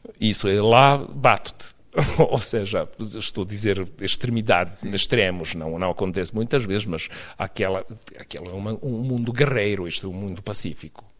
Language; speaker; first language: Portuguese; non-native, fluent; Serbian